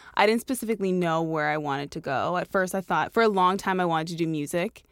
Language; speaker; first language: English; native; English